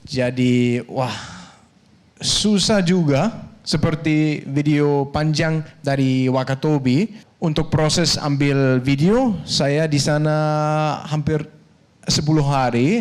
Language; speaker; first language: Indonesian; non-native, learner; Danish